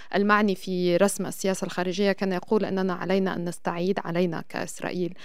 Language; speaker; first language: Arabic; native; Arabic